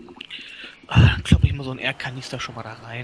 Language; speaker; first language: German; native; German